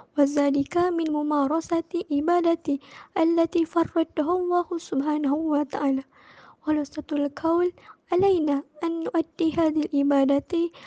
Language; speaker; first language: Arabic; non-native, learner; Malay